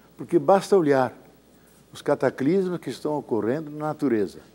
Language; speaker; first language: Portuguese; native; Portuguese